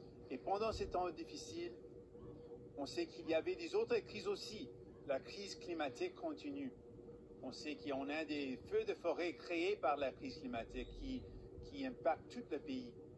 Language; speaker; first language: French; non-native, fluent; English